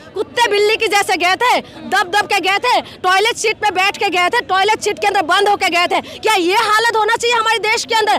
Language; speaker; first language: Hindi; non-native, local second language; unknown